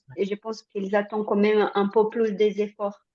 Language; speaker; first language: French; non-native, learner; Portuguese